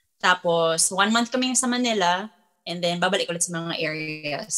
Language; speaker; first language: Filipino; native; Filipino